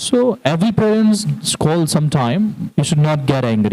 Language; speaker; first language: English; non-native, fluent; Hindi